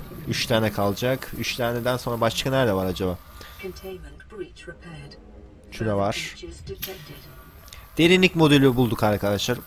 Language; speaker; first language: Turkish; native; Turkish